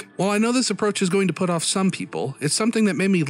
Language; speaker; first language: English; native; English